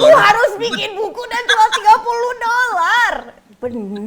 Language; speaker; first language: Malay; non-native, fluent; English